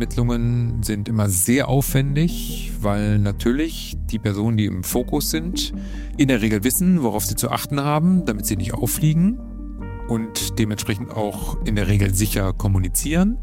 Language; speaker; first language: German; native; German